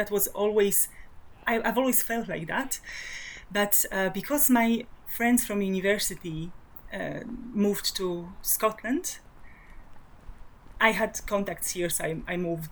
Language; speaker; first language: English; non-native, fluent; Polish